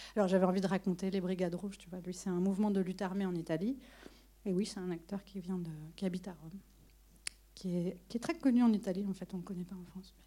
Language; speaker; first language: French; native; French